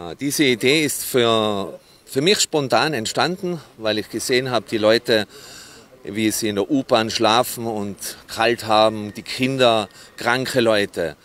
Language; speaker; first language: German; non-native, fluent; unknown